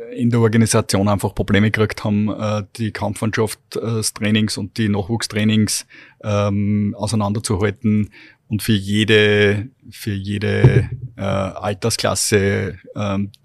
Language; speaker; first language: German; native; German